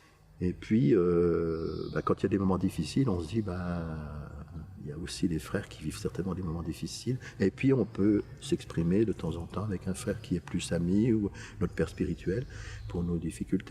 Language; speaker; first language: French; native; French